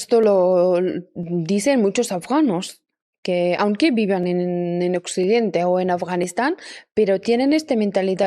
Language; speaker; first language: Spanish; non-native, fluent; Persian